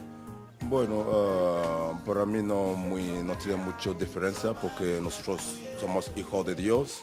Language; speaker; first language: Spanish; non-native, learner; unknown